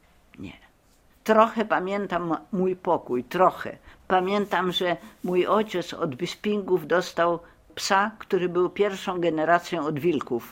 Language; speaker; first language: Polish; early bilingual, heritage; Polish